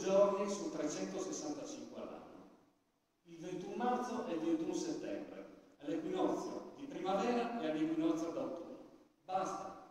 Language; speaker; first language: Italian; native; Italian